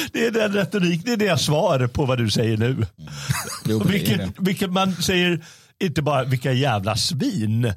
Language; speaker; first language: Swedish; native; Swedish